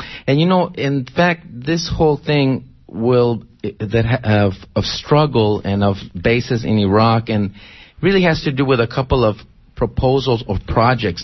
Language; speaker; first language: English; early bilingual, other home language; Spanish